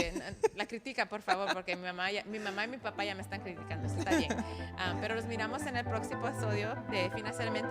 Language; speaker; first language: Spanish; early bilingual, heritage; Spanish